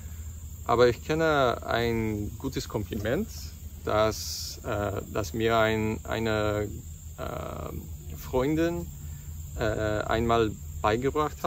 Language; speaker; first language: German; non-native, learner; English